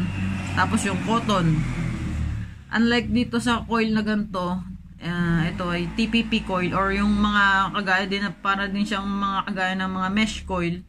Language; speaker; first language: Filipino; native; Filipino